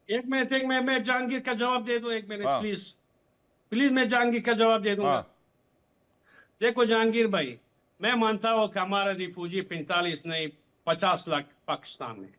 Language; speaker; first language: Hindi; non-native, fluent; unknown